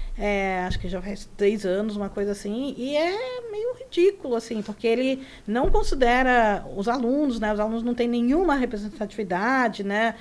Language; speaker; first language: Portuguese; early bilingual, other home language; Spanish